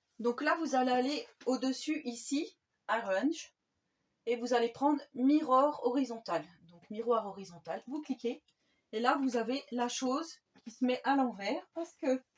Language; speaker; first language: French; native; French